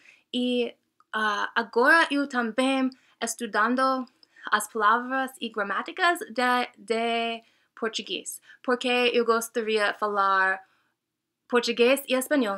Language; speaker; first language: Portuguese; non-native, learner; English